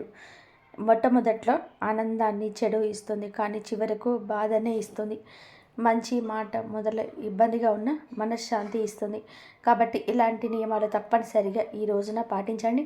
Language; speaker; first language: Telugu; native; Telugu